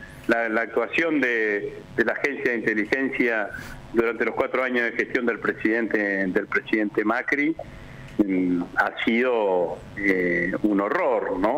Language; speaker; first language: Spanish; native; Spanish